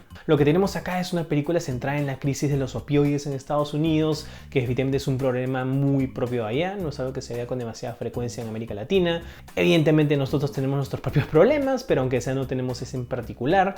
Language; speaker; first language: Spanish; native; Spanish